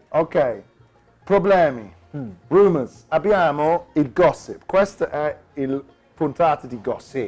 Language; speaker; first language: Italian; non-native, learner; English